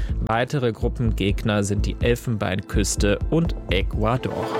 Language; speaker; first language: German; native; German